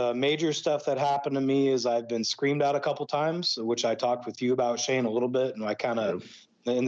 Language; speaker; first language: English; native; English